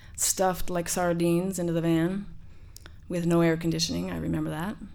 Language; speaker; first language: English; native; English